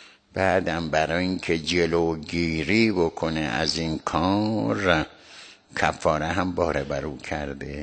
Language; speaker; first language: Persian; native; Persian